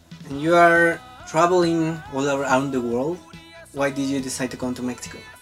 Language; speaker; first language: English; non-native, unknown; Spanish